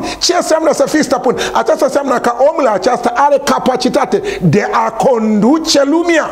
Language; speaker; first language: Romanian; non-native, learner; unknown